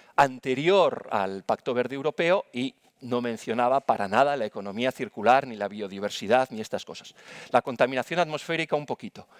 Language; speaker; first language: Spanish; native; Spanish